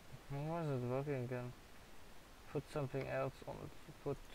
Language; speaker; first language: English; non-native, learner; German